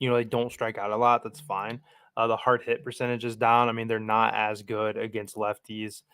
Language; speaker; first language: English; native; English